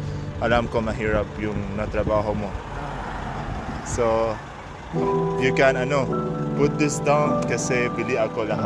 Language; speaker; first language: Filipino; non-native, learner; German